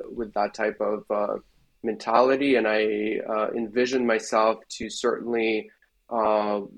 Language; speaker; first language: English; non-native, fluent; Russian